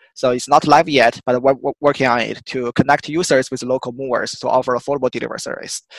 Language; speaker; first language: English; non-native, fluent; Chinese